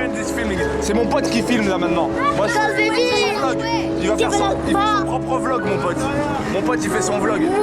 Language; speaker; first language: French; native; French